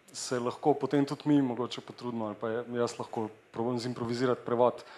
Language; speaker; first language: Slovenian; native; Slovenian